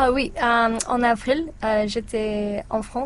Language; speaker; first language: French; non-native, learner; English